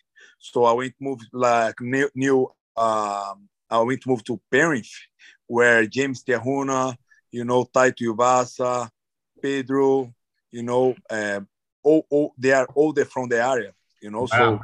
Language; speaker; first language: English; non-native, fluent; Portuguese